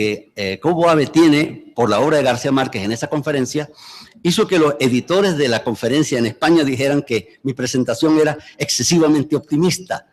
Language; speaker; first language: Spanish; native; Spanish